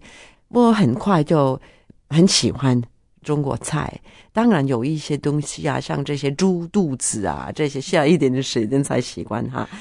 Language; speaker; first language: Chinese; non-native, fluent; Norwegian